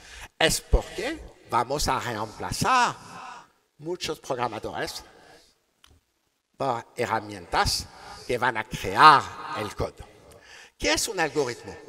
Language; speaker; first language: Spanish; non-native, learner; French